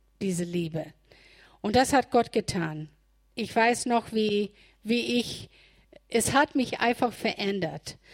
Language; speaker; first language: German; non-native, fluent; English